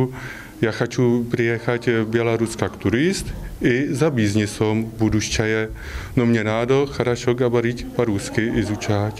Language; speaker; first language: Russian; non-native, learner; Czech